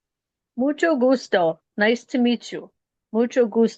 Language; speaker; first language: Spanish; non-native, learner; English